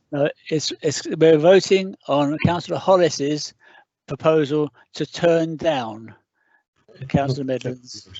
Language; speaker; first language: English; native; English